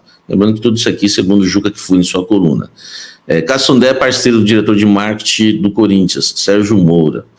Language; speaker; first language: Portuguese; native; Portuguese